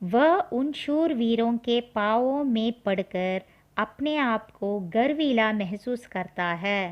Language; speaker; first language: Hindi; non-native, local second language; Tamil